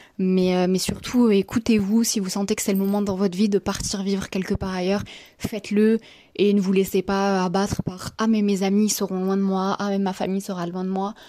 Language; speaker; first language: French; native; French